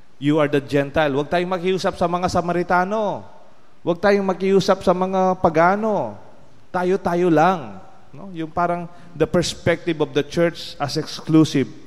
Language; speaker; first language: Filipino; non-native, local second language; Pampanga